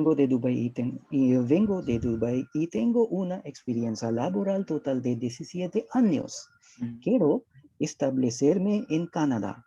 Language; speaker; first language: Spanish; non-native, learner; Hindi